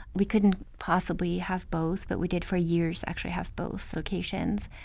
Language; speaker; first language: English; early bilingual, other home language; Norwegian